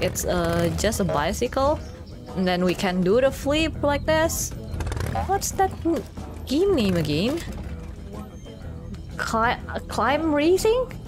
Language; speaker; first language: English; non-native, fluent; Indonesian